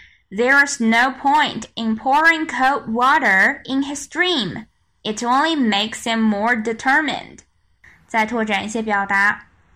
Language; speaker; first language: English; non-native, fluent; Chinese